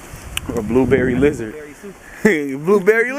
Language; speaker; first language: English; native; English